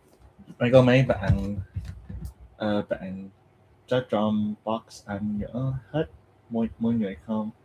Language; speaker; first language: Vietnamese; non-native, learner; English